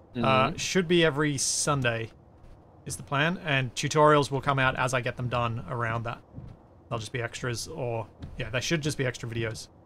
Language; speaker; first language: English; native; English